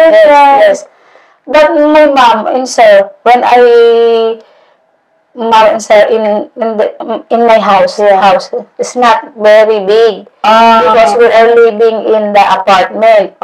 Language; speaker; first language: English; non-native, learner; Indonesian